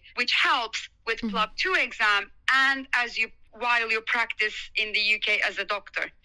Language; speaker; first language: English; non-native, fluent; Turkish